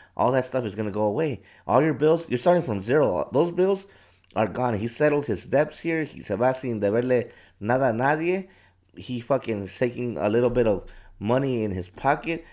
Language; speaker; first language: English; early bilingual, other home language; Spanish